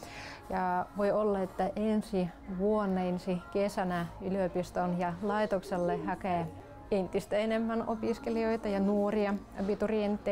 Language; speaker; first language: Finnish; non-native, local second language; Russian